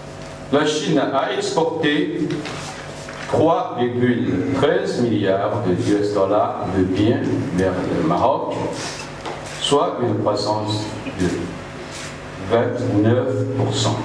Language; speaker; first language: French; non-native, fluent; Chinese